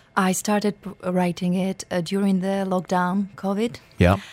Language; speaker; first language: English; non-native, fluent; Ukrainian